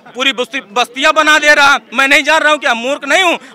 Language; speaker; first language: Hindi; native; Hindi